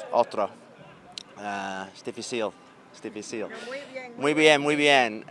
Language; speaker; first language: Spanish; non-native, learner; English